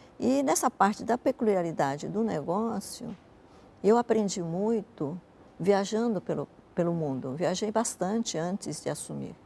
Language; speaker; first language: Portuguese; early bilingual, other home language; Japanese